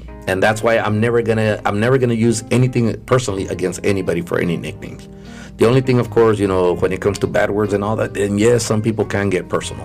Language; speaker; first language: English; early bilingual, other home language; Spanish